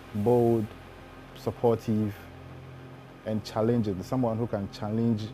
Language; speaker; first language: English; non-native, local second language; Ewe